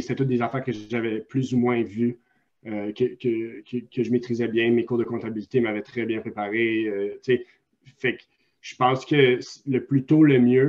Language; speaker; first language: French; native; French